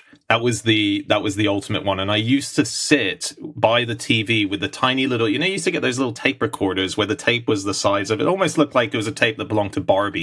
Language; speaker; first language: English; native; English